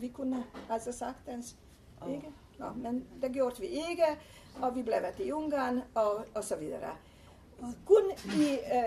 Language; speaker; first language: Danish; non-native, fluent; Hungarian